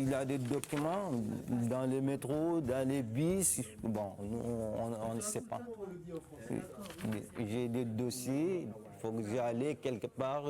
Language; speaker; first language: French; non-native, learner; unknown